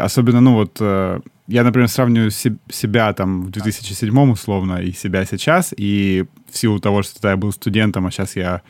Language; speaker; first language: Russian; native; Russian